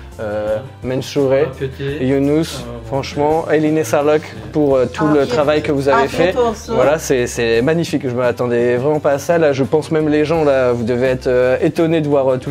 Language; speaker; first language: French; native; French